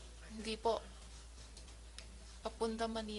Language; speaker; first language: Filipino; non-native, learner; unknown